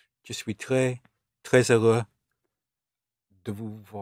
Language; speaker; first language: French; non-native, learner; English